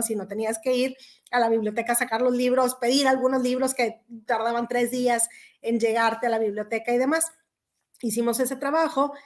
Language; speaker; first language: Spanish; native; Spanish